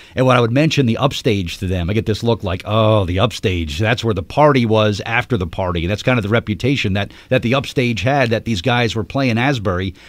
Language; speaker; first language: English; native; English